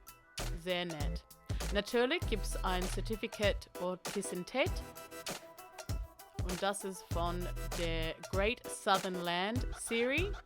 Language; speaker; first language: German; non-native, learner; English